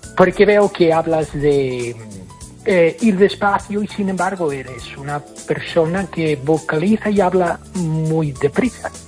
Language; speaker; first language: Spanish; non-native, fluent; English